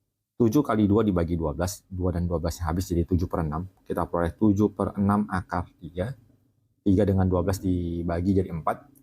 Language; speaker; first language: Indonesian; native; Indonesian